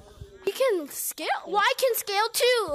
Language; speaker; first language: English; native; English